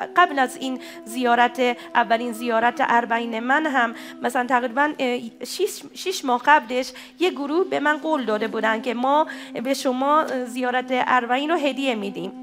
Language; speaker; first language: Persian; non-native, fluent; Japanese